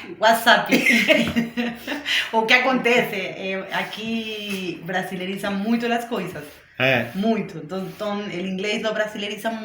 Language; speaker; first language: Portuguese; non-native, learner; Spanish